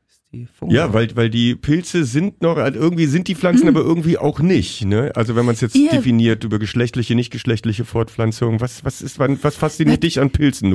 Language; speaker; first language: German; native; German